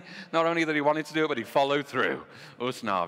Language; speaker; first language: English; native; English